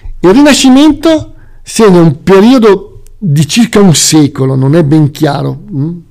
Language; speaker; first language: Italian; native; Italian